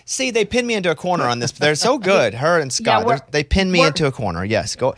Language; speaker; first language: English; native; English